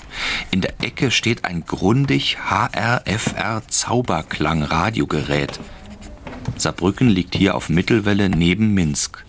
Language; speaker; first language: German; native; German